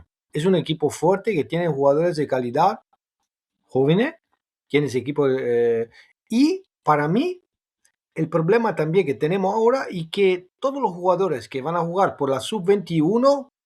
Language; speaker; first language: Spanish; non-native, fluent; Italian